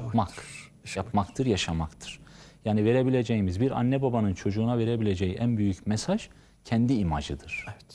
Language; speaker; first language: Turkish; native; Turkish